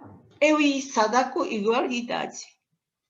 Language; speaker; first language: Portuguese; non-native, learner; Japanese